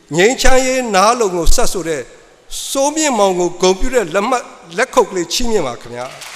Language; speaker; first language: Burmese; native; Burmese